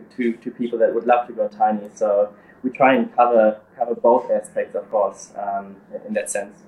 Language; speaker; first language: English; early bilingual, other home language; German